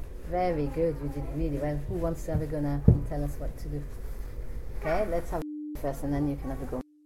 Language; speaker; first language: English; native; English